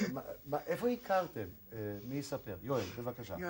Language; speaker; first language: Hebrew; native; Hebrew